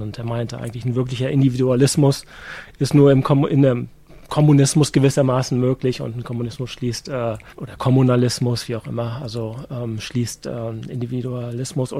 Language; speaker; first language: German; native; German